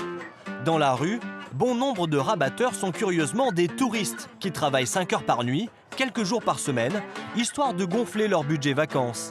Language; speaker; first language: French; native; French